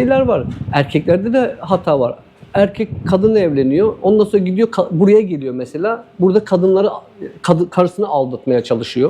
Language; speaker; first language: Turkish; native; Turkish